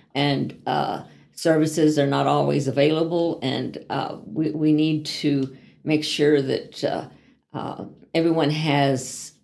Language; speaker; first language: English; native; English